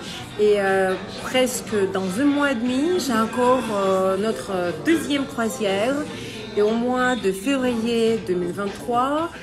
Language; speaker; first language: French; non-native, fluent; Russian